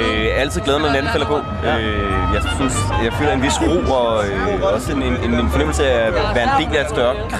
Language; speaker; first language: Danish; native; Danish